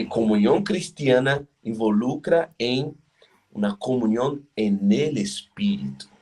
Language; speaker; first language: Spanish; non-native, fluent; Portuguese